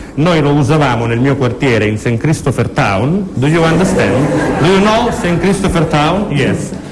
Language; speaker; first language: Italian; native; Italian